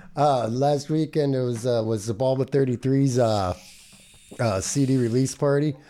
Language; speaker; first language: English; native; English